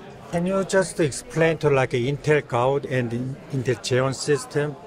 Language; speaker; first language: English; non-native, learner; Korean